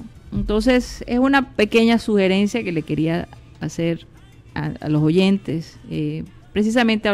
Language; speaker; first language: Spanish; native; Spanish